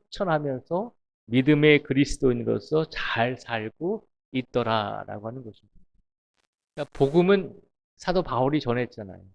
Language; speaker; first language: Korean; native; Korean